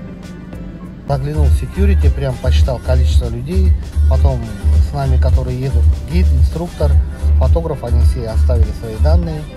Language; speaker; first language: Russian; native; Russian